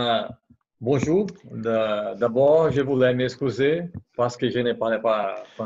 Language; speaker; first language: French; non-native, learner; Portuguese